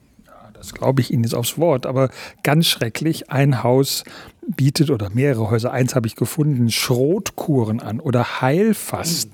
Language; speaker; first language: German; native; German